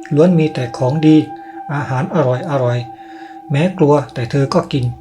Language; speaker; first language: Thai; native; Thai